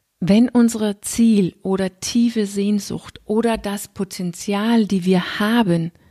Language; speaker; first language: German; non-native, fluent; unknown